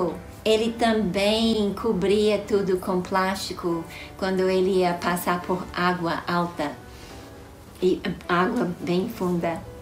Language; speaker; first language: Portuguese; non-native, fluent; English